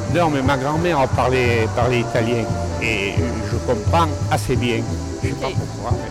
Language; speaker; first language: French; native; French